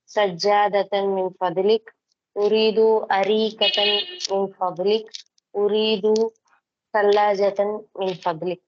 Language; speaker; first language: Arabic; non-native, learner; Tamil